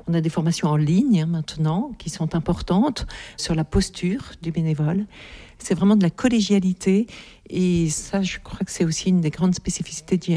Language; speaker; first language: French; native; French